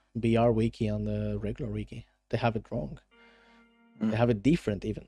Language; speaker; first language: English; non-native, fluent; Spanish